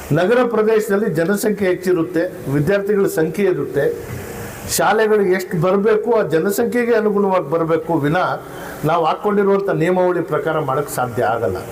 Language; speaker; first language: Kannada; non-native, local second language; Urdu